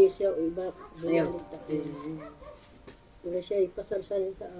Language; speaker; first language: Filipino; non-native, local second language; Waray